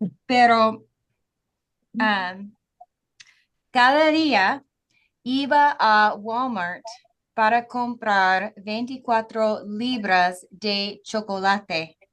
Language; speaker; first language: Spanish; non-native, fluent; English